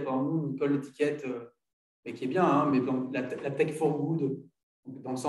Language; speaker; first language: French; native; French